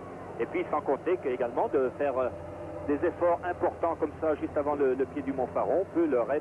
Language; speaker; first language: French; native; French